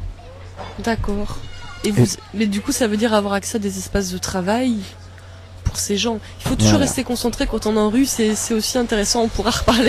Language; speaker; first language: French; native; French